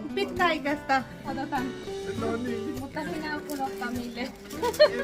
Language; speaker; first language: Finnish; non-native, learner; Bangla